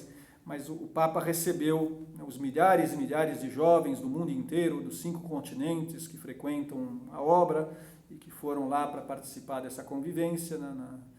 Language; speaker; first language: Portuguese; native; Portuguese